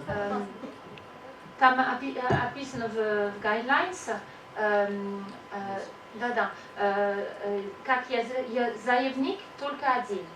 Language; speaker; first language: Russian; non-native, learner; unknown